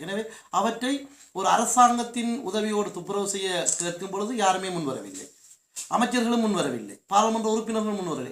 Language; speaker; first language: Tamil; native; Tamil